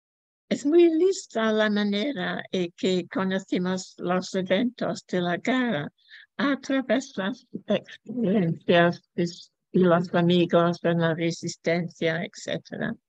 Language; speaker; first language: Spanish; non-native, learner; English